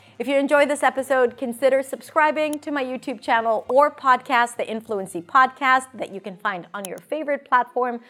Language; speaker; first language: English; non-native, fluent; Hebrew